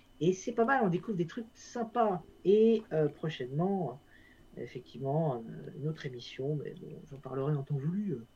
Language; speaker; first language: French; native; French